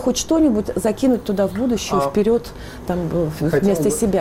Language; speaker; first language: Russian; native; Russian